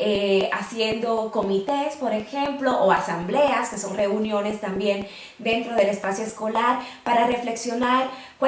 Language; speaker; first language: Spanish; native; Spanish